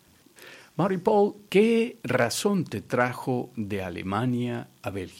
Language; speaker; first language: Spanish; native; Spanish